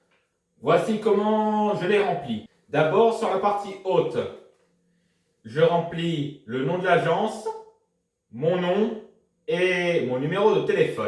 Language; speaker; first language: French; native; French